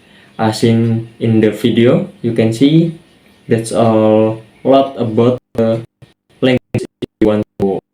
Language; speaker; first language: English; non-native, learner; Indonesian